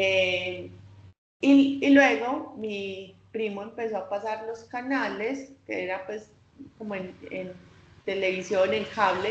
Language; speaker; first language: Spanish; native; Spanish